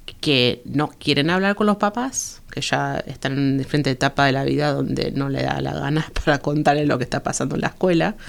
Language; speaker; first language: Spanish; early bilingual, heritage; Spanish